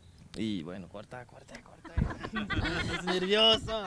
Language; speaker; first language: Spanish; non-native, fluent; Portuguese